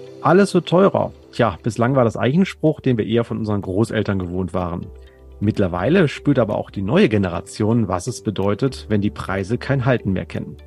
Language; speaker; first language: German; native; German